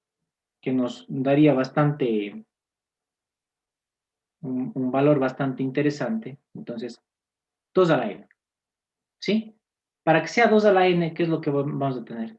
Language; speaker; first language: Spanish; native; Spanish